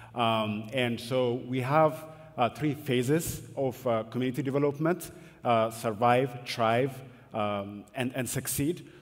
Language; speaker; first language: English; non-native, fluent; Amharic